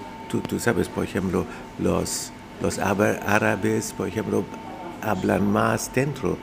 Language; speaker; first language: Spanish; non-native, fluent; German